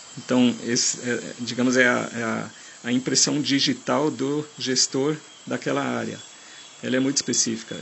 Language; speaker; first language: Portuguese; non-native, fluent; German